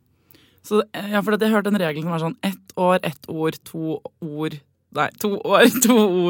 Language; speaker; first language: Norwegian; native; Norwegian